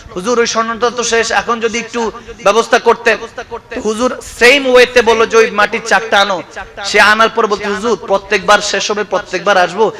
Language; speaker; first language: Bangla; early bilingual, other home language; Arabic